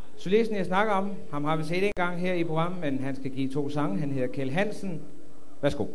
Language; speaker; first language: Danish; native; Danish